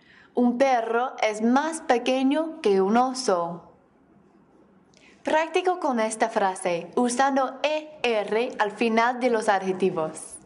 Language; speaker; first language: Spanish; non-native, fluent; English